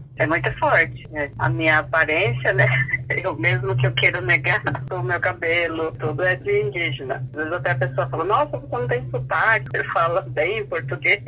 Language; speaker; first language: Portuguese; non-native, local second language; Guarani